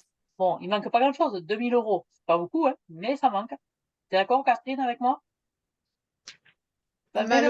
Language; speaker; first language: French; native; French